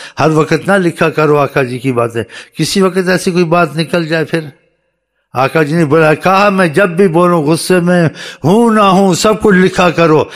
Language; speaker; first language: Urdu; native; Urdu